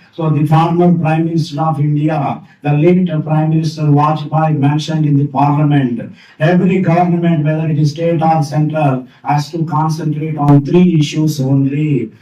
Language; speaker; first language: English; non-native, local second language; Telugu